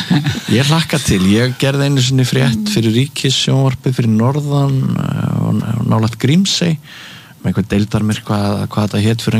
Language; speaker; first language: Icelandic; native; Icelandic